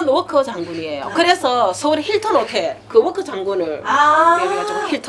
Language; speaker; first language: Korean; native; Korean